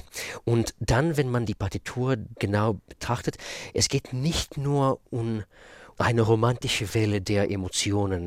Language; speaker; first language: German; non-native, fluent; Russian